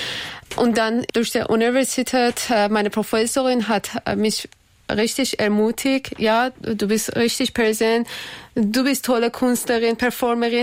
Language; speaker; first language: German; non-native, learner; Persian